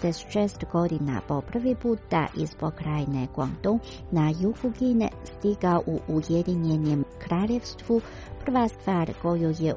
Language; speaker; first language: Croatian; non-native, fluent; Chinese